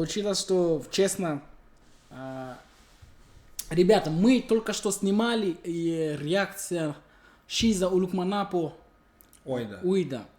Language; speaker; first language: Russian; non-native, learner; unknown